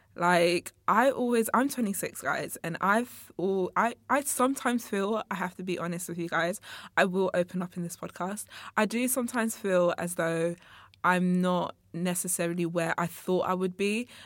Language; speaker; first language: English; native; English